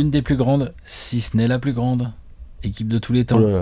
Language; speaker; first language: French; native; French